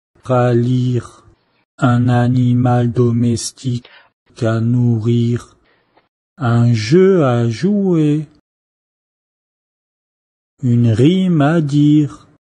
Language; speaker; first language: French; non-native, fluent; Chinese